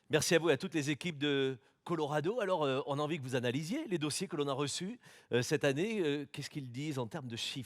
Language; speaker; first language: French; native; French